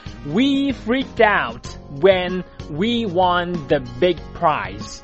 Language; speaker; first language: English; non-native, fluent; Chinese